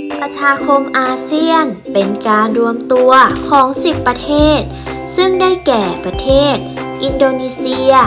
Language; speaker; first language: Thai; native; Thai